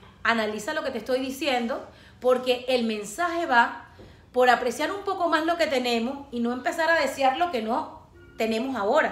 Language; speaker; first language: Spanish; native; Spanish